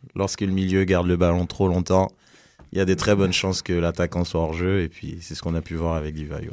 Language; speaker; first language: French; native; French